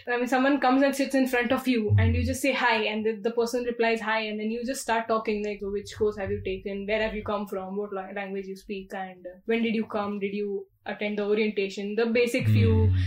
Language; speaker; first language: English; non-native, local second language; Hindi